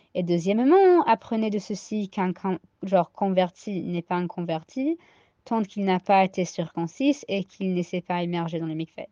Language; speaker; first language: French; non-native, fluent; English